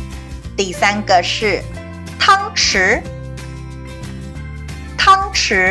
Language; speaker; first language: Chinese; native; Chinese